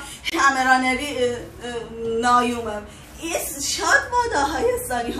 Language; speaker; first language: Armenian; non-native, learner; Persian